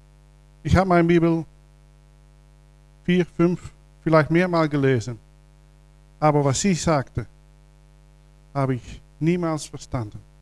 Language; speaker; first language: German; non-native, learner; Dutch